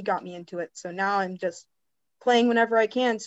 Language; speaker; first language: English; native; English